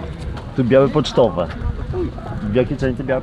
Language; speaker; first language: Polish; native; Polish